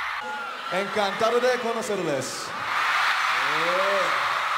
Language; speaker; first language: Spanish; non-native, learner; Korean